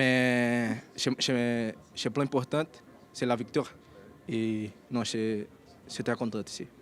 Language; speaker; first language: French; non-native, learner; Portuguese